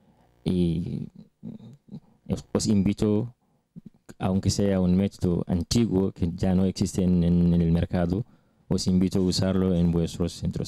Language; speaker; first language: Spanish; non-native, fluent; Arabic